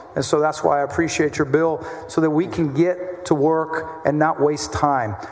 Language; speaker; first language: English; native; English